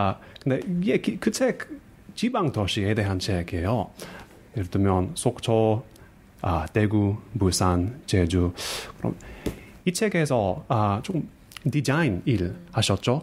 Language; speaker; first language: Korean; non-native, fluent; English